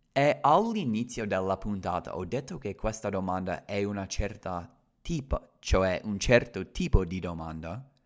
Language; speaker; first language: Italian; non-native, fluent; English